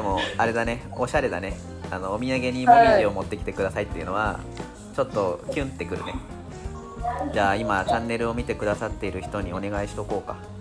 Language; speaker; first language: Japanese; native; Japanese